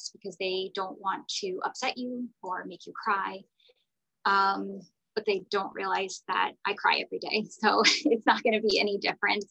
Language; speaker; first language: English; native; English